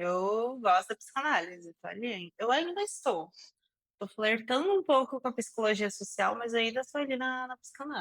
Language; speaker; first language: Portuguese; native; Portuguese